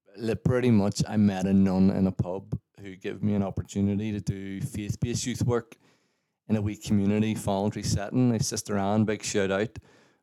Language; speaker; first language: English; native; English